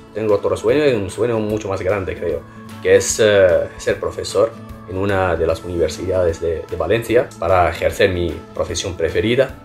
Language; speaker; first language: Spanish; non-native, fluent; Arabic